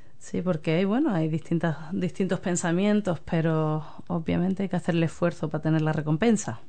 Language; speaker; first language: Spanish; native; Spanish